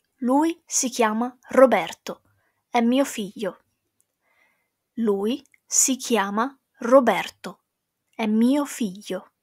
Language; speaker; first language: Italian; non-native, fluent; English